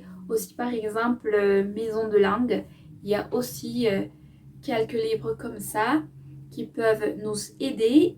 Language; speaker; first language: French; non-native, fluent; Spanish